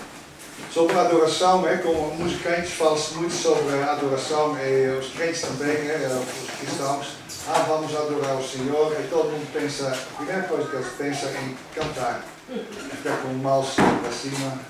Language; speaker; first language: Portuguese; non-native, fluent; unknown